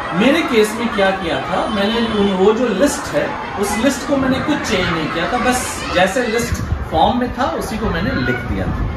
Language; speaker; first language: Hindi; native; Hindi